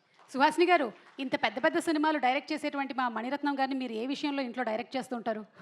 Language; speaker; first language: Telugu; native; Telugu